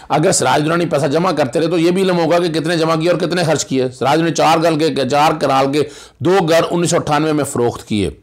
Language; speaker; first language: Urdu; non-native, local second language; Punjabi